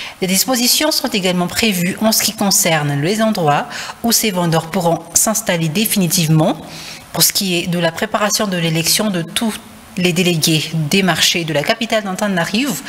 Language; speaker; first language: French; non-native, local second language; Malagasy